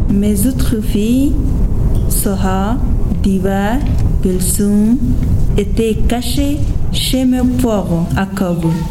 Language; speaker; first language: French; non-native, learner; Persian